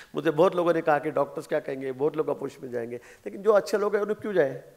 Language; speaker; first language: Hindi; non-native, local second language; Marathi